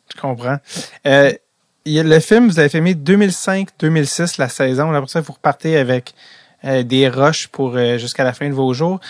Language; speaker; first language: French; native; French